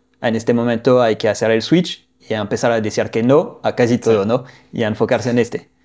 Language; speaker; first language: Spanish; non-native, fluent; French